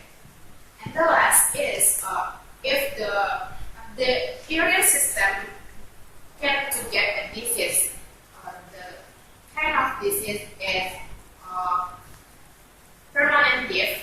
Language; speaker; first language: English; non-native, learner; Indonesian